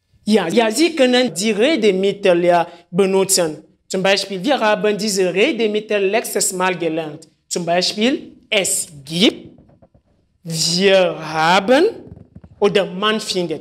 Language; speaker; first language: German; non-native, fluent; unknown